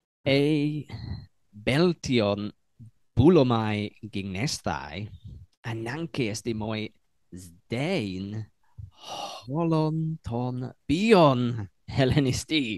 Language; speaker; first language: Greek; non-native, learner; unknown